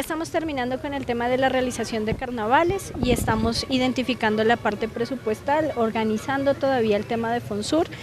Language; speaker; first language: Spanish; native; Spanish